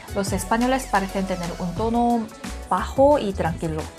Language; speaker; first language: Spanish; non-native, learner; Korean